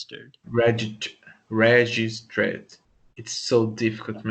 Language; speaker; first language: English; non-native, learner; Portuguese